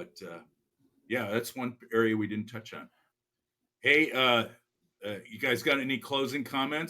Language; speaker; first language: English; native; English